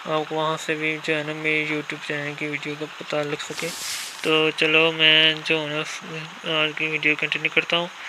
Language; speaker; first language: Urdu; non-native, local second language; Punjabi